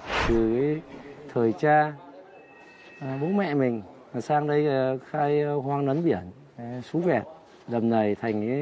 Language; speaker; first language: Vietnamese; native; Vietnamese